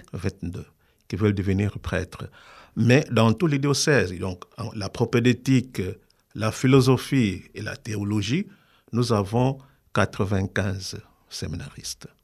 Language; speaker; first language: French; non-native, local second language; Kongo